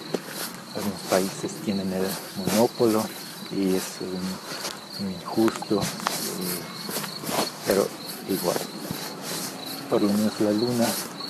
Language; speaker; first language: Spanish; non-native, fluent; German